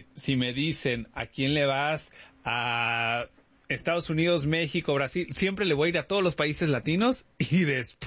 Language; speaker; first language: Spanish; early bilingual, heritage; Spanish